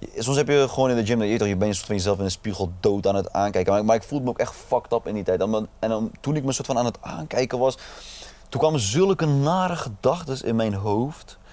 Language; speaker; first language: Dutch; early bilingual, other home language; Arabic